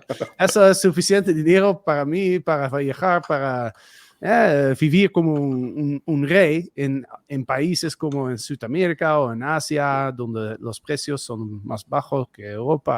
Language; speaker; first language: Spanish; non-native, fluent; Dutch